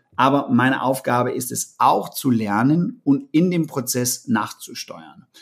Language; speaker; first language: German; non-native, fluent; Danish